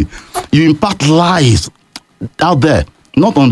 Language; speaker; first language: English; non-native, local second language; Yoruba